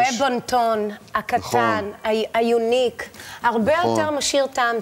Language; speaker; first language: Hebrew; native; Hebrew